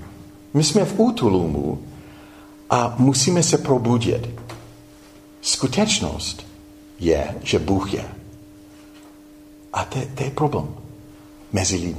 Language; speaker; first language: Czech; non-native, fluent; English